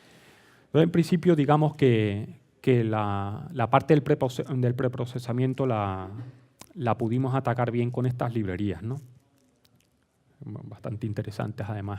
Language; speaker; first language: Spanish; native; Spanish